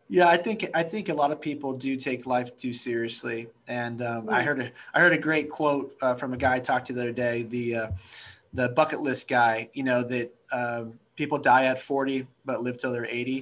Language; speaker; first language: English; native; English